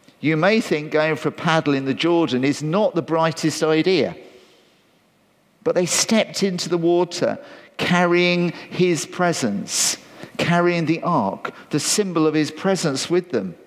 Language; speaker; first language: English; native; English